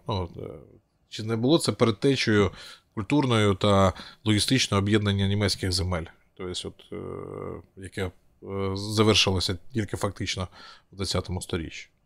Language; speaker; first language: Ukrainian; non-native, local second language; Russian